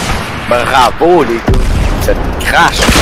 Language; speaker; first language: French; native; French